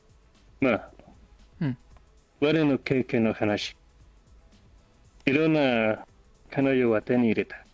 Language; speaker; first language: Japanese; non-native, learner; English